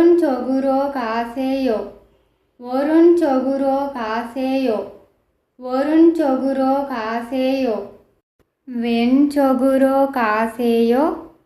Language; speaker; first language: Korean; non-native, fluent; Tamil